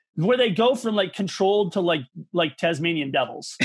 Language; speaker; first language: English; native; English